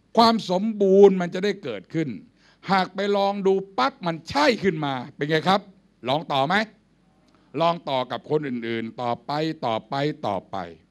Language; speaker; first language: Thai; native; Thai